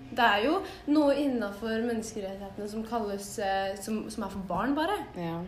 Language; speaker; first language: Norwegian; native; Norwegian